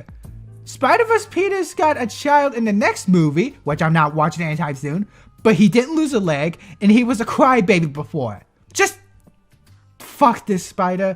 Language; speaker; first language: English; native; English